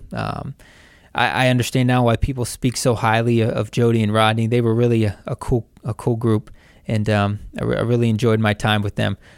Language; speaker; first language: English; native; English